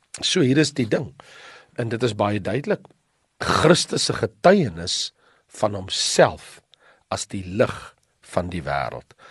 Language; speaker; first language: Afrikaans; native; Afrikaans